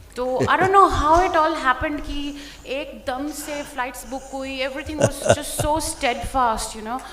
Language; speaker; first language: Hindi; native; Hindi